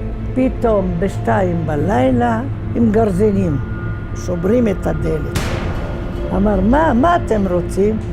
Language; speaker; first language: Hebrew; non-native, fluent; Arabic